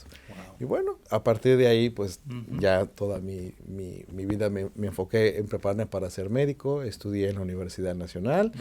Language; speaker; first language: Spanish; native; Spanish